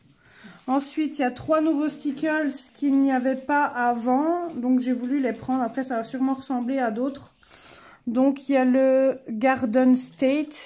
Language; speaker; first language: French; native; French